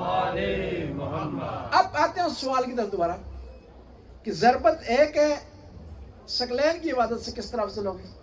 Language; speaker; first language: Urdu; non-native, local second language; Punjabi